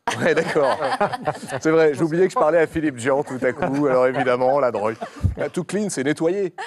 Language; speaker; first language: French; native; French